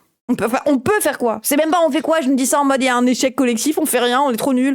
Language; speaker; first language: French; native; French